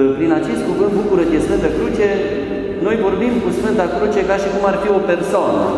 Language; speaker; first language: Romanian; native; Romanian